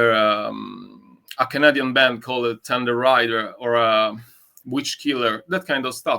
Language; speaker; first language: English; non-native, learner; Italian